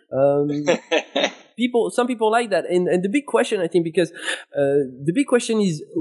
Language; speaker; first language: English; non-native, fluent; French